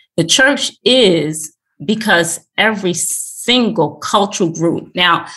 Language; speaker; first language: English; native; English